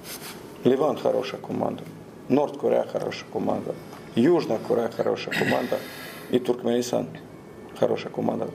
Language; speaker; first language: Russian; non-native, learner; Croatian